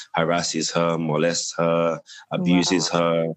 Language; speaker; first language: English; non-native, local second language; Yoruba